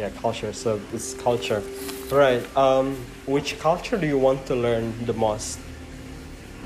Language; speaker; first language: English; non-native, fluent; Indonesian